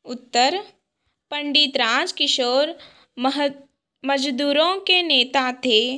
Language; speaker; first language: Hindi; non-native, local second language; Kannada